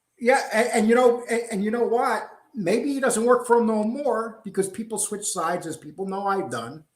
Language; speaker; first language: English; native; English